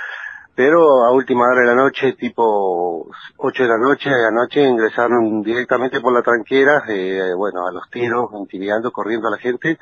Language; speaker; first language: Spanish; native; Spanish